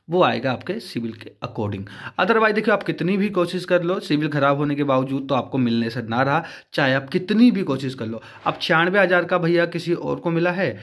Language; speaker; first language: Hindi; native; Hindi